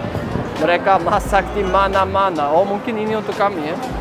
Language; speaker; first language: Indonesian; non-native, fluent; Norwegian